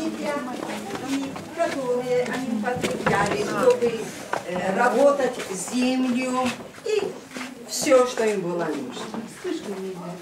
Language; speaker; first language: Russian; non-native, fluent; Albanian